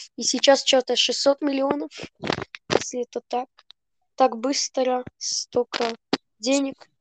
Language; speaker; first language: Russian; early bilingual, heritage; Russian